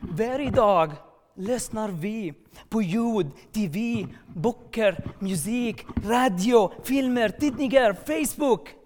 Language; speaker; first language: Swedish; non-native, learner; Arabic